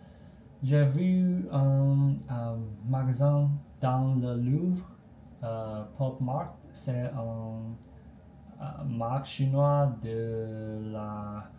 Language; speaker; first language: French; non-native, learner; Chinese